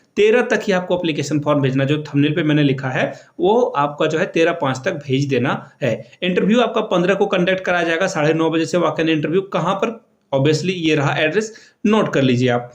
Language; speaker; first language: Hindi; native; Hindi